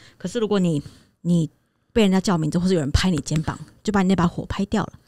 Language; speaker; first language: Chinese; native; Chinese